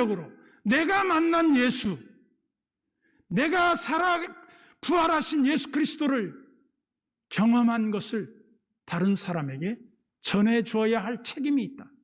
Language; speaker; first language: Korean; native; Korean